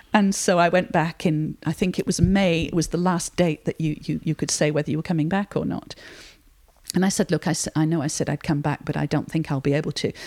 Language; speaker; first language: English; non-native, local second language; French